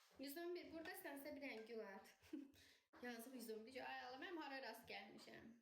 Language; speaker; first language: Azerbaijani; native; Azerbaijani